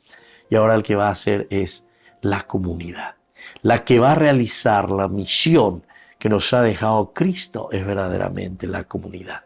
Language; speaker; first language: Spanish; native; Spanish